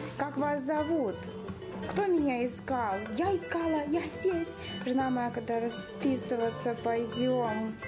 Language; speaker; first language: Russian; native; Russian